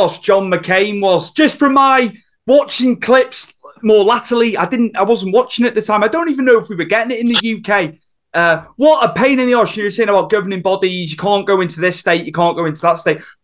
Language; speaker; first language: English; native; English